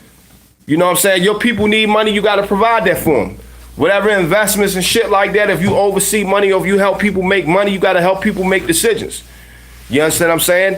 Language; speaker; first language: English; native; English